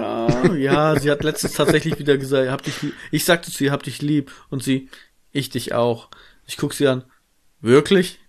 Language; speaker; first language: German; native; German